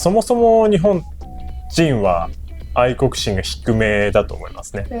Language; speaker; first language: Japanese; native; Japanese